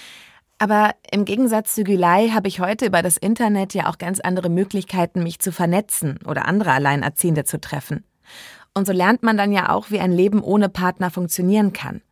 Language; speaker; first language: German; native; German